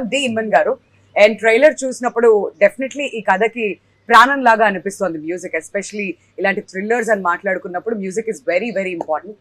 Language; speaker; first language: Telugu; native; Telugu